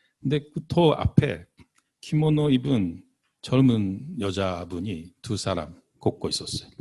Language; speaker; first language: Korean; non-native, fluent; Japanese